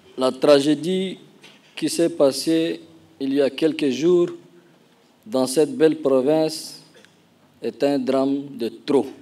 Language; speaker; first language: French; non-native, local second language; Arabic